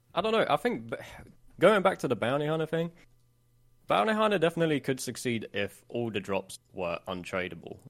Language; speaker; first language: English; non-native, fluent; Swedish